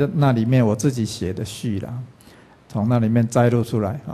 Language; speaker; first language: Chinese; native; Chinese